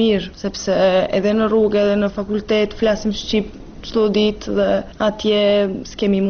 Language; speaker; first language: Albanian; non-native, fluent; Serbian